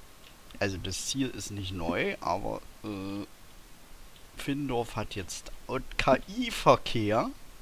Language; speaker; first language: German; native; German